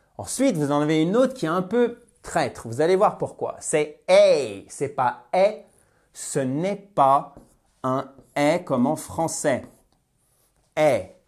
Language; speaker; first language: French; native; French